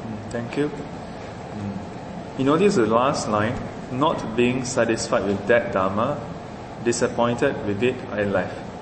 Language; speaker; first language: English; non-native, local second language; Chinese